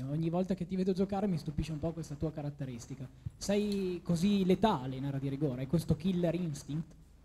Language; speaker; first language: Italian; native; Italian